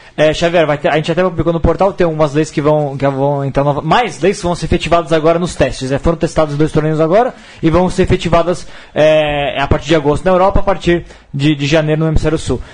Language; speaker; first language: Portuguese; native; Portuguese